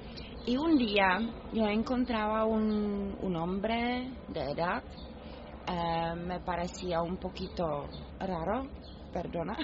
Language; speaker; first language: Spanish; non-native, fluent; Czech